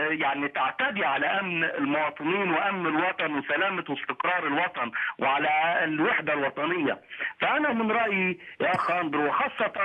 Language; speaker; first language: Arabic; native; Arabic